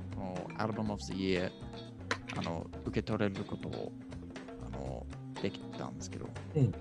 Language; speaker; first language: Japanese; non-native, fluent; English